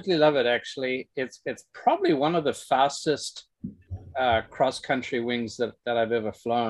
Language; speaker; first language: English; native; English